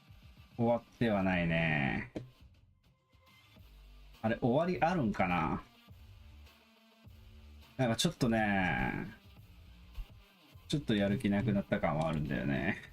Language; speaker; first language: Japanese; native; Japanese